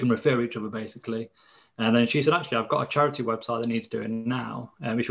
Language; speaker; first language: English; native; English